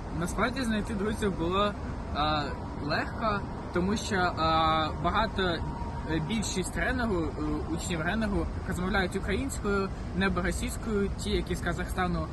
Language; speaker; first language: Ukrainian; non-native, local second language; Russian